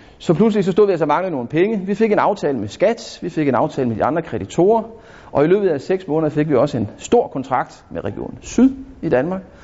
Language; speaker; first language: Danish; native; Danish